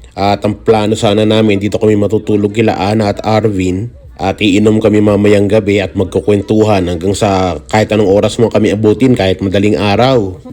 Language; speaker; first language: Filipino; native; Filipino